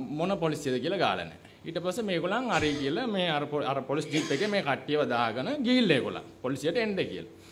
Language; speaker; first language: Sinhala; non-native, local second language; Tamil